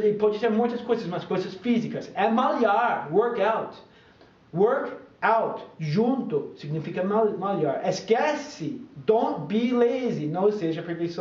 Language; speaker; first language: Portuguese; non-native, fluent; English